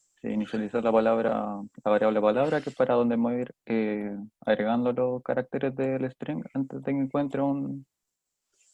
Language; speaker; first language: Spanish; native; Spanish